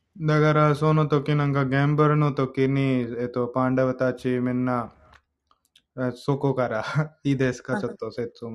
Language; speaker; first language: Japanese; non-native, learner; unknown